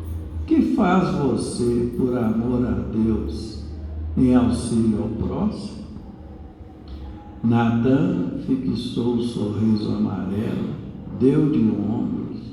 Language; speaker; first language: Portuguese; native; Portuguese